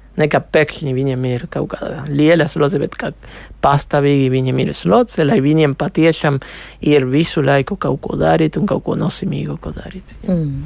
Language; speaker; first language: Latvian; non-native, local second language; Russian